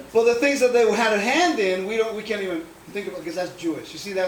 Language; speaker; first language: English; non-native, fluent; Spanish